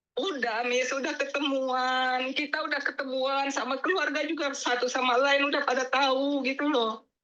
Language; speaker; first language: Indonesian; native; Indonesian